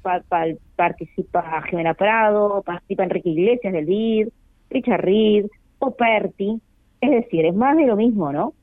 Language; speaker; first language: Spanish; native; Spanish